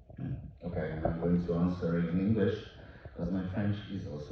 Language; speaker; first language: English; non-native, fluent; Portuguese